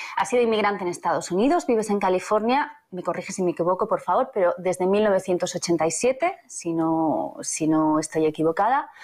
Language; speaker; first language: Spanish; native; Spanish